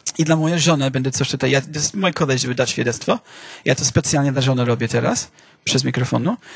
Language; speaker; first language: Polish; non-native, fluent; English